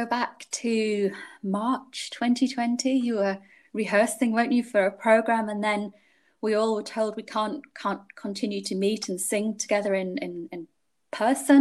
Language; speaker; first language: English; native; English